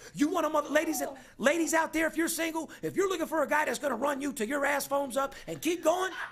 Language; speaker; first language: English; native; English